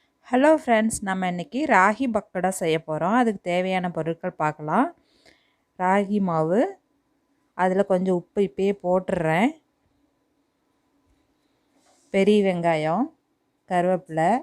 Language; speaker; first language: Tamil; native; Tamil